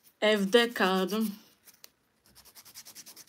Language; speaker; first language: Turkish; non-native, learner; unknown